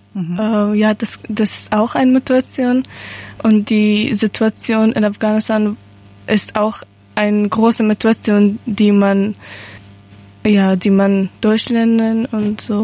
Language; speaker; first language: German; non-native, learner; Persian